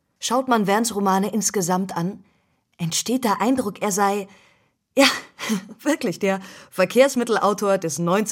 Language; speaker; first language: German; native; German